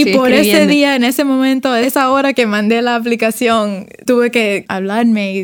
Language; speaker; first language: Spanish; early bilingual, other home language; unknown